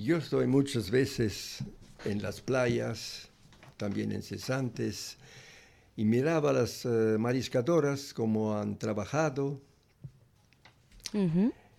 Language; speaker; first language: Spanish; non-native, learner; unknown